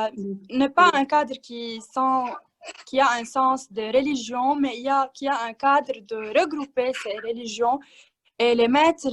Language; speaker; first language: French; non-native, learner; Arabic